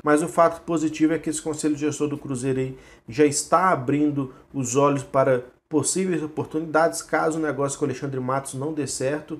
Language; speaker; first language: Portuguese; native; Portuguese